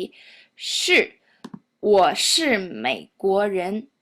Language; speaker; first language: Chinese; non-native, fluent; English